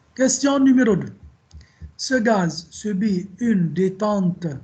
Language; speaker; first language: French; non-native, local second language; Arabic